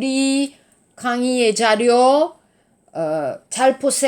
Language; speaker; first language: Korean; non-native, learner; French